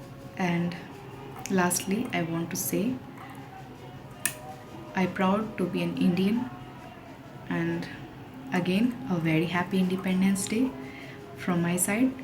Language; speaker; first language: English; non-native, local second language; Hindi